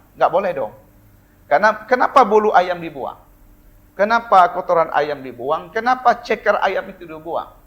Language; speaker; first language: Indonesian; non-native, local second language; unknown